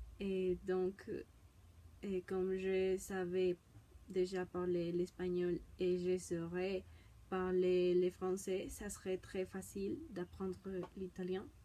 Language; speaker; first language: French; non-native, learner; Spanish